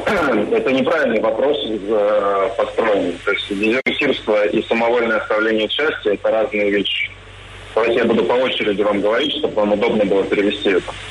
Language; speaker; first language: Russian; native; Russian